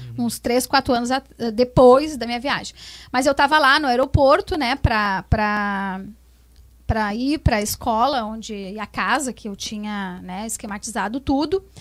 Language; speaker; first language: Portuguese; native; Portuguese